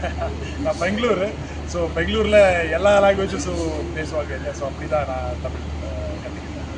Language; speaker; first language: Tamil; non-native, local second language; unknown